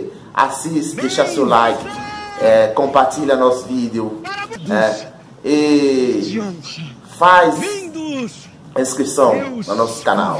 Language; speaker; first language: Portuguese; non-native, learner; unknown